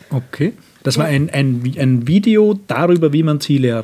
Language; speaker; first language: German; native; German